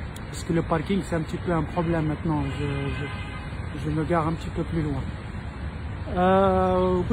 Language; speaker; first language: French; non-native, local second language; Arabic